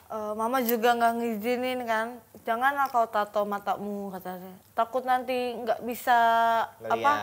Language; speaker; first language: Indonesian; native; Indonesian